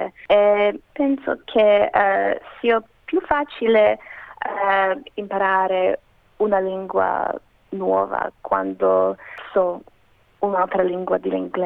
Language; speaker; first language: Italian; non-native, learner; Macedonian